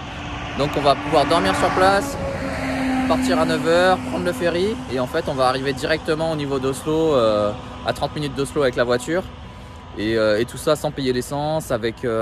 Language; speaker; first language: French; native; French